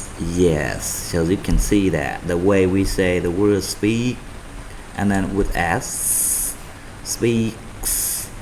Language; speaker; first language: English; non-native, fluent; Vietnamese